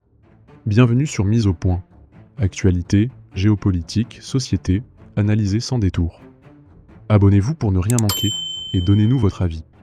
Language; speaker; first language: French; native; French